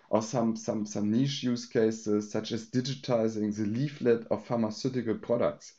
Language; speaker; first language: English; non-native, fluent; German